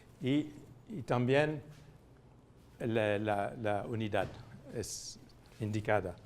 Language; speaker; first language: Spanish; non-native, fluent; French